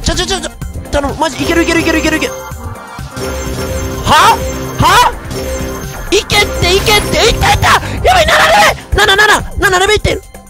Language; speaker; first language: Japanese; native; Japanese